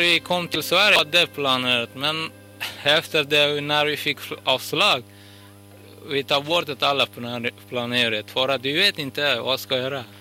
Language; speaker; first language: Swedish; non-native, learner; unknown